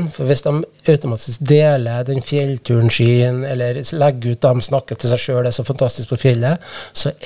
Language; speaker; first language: Norwegian; native; Norwegian